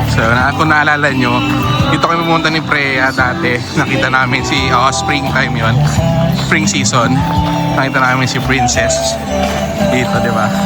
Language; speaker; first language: Filipino; native; Filipino